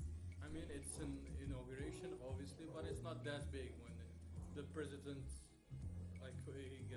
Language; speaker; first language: English; non-native, fluent; Arabic